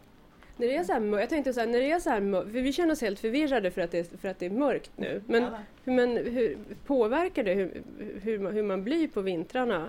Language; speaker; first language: Swedish; native; Swedish